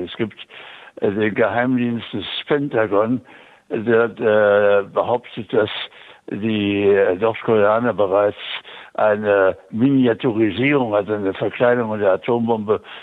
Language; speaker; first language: German; native; German